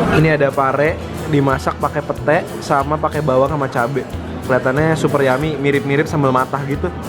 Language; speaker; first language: Indonesian; native; Indonesian